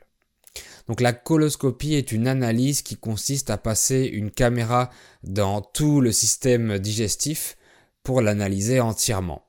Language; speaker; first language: French; native; French